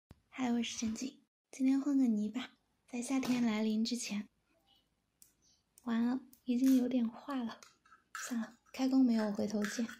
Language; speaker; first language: Chinese; native; Chinese